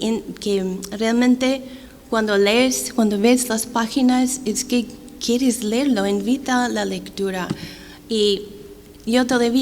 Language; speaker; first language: Spanish; non-native, fluent; English